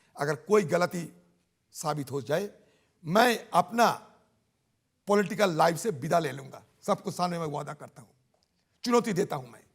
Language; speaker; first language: Hindi; non-native, local second language; Bangla